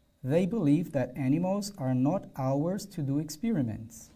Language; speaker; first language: English; non-native, fluent; Portuguese